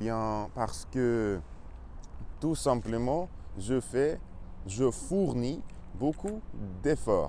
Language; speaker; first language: French; non-native, learner; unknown